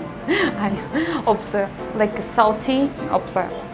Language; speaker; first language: Korean; non-native, learner; Portuguese